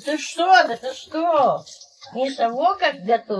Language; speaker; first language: Russian; native; Russian